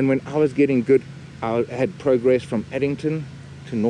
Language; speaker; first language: English; native; English